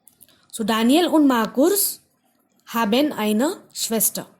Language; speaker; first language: German; non-native, fluent; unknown